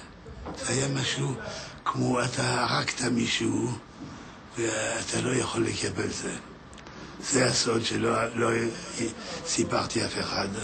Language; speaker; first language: Hebrew; non-native, learner; French